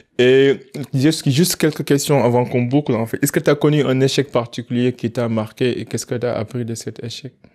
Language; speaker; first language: French; non-native, local second language; Wolof